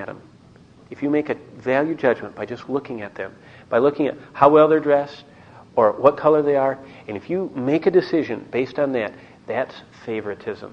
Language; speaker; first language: English; native; English